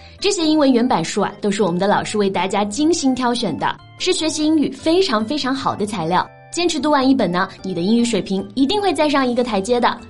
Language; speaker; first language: Chinese; native; Chinese